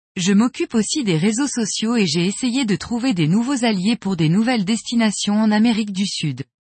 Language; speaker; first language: French; non-native, fluent; Spanish